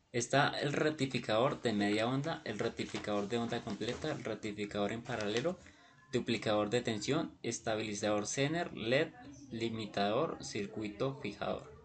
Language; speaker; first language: Spanish; native; Spanish